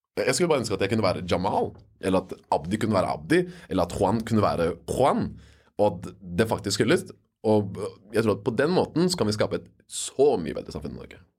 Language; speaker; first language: Norwegian; native; Norwegian